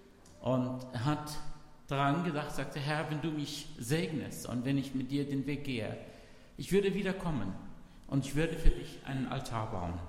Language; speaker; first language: German; non-native, fluent; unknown